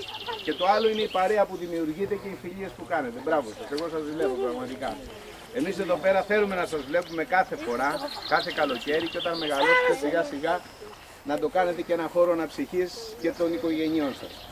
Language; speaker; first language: Greek; native; Greek